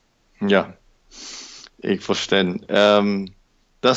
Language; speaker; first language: German; non-native, learner; English